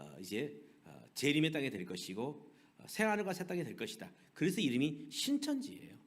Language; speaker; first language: Korean; native; Korean